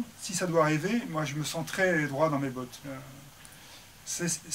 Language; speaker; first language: French; native; French